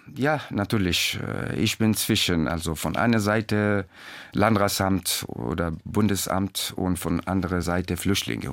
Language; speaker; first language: German; non-native, learner; Persian